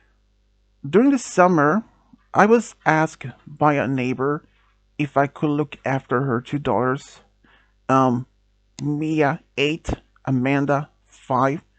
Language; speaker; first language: English; non-native, fluent; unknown